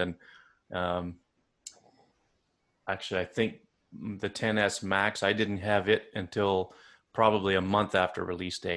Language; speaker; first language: English; native; English